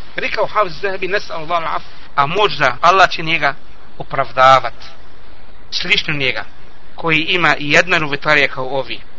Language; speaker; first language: Bosnian; non-native, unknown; Arabic